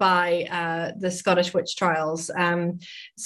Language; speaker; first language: English; native; English